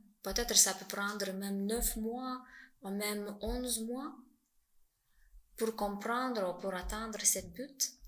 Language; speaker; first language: French; non-native, fluent; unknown